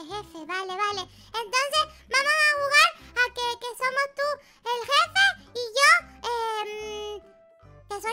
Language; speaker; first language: Spanish; native; Spanish